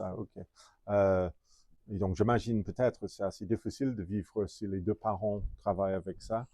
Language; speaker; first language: French; non-native, fluent; English